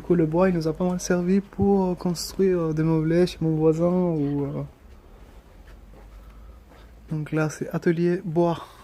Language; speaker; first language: French; early bilingual, other home language; Spanish